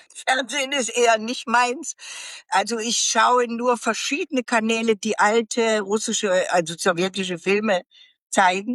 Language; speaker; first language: German; native; German